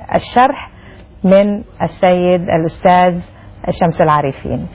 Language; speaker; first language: Arabic; non-native, fluent; Indonesian